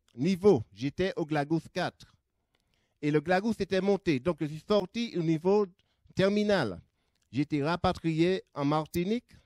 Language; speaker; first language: French; native; French